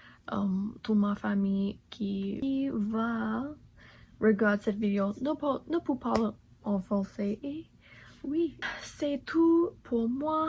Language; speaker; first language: French; non-native, learner; English